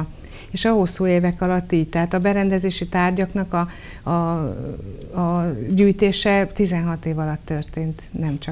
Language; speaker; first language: Hungarian; native; Hungarian